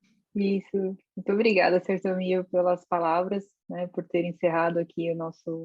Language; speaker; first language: Portuguese; native; Portuguese